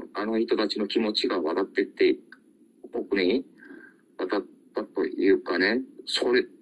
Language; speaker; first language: Japanese; non-native, learner; Korean